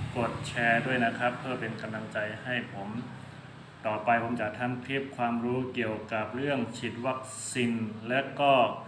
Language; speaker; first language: Thai; non-native, local second language; Shan